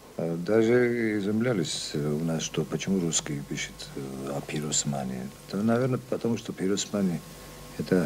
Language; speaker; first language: Russian; non-native, local second language; Georgian